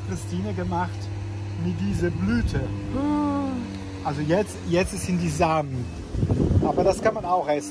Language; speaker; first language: German; non-native, fluent; Italian